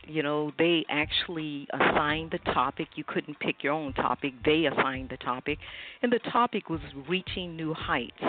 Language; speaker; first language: English; native; English